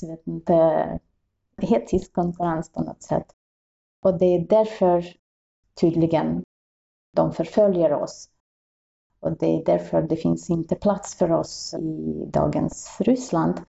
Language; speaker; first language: Swedish; non-native, fluent; Russian